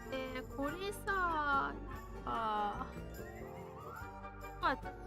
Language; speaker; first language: Japanese; non-native, learner; Chinese